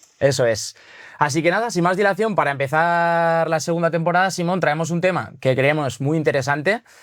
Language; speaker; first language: Spanish; native; Spanish